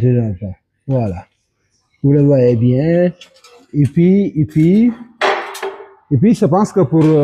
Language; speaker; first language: French; non-native, local second language; Wolof